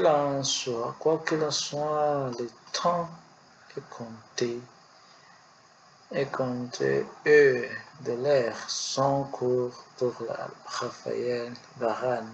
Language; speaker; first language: French; non-native, learner; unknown